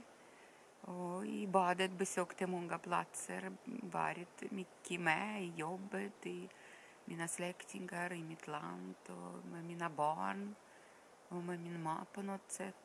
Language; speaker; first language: Swedish; non-native, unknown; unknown